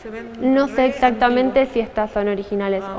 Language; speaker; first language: Spanish; native; Spanish